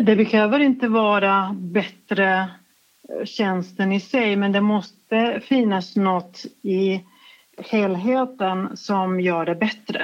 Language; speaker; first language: Swedish; non-native, fluent; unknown